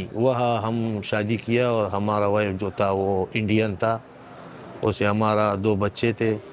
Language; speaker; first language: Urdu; non-native, fluent; Pashto